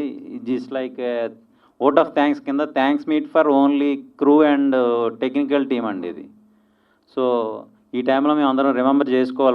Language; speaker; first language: Telugu; native; Telugu